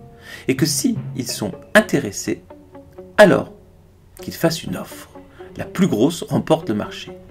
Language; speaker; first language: French; native; French